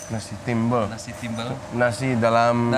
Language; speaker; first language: Indonesian; non-native, learner; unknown